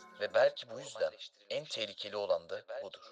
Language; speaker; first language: Turkish; native; Turkish